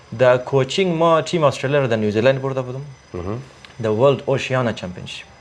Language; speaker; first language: Persian; native; Persian